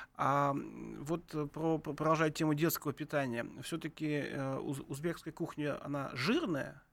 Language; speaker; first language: Russian; native; Russian